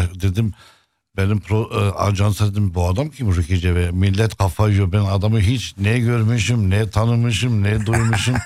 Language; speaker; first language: Turkish; non-native, fluent; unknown